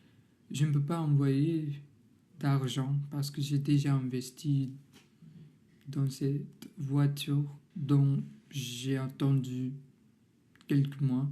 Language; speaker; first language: French; non-native, learner; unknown